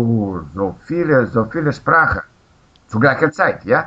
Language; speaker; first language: German; non-native, fluent; Russian